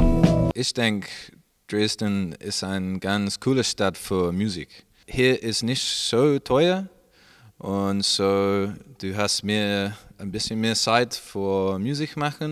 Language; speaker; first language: German; non-native, learner; English